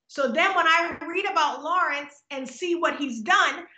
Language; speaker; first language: English; native; English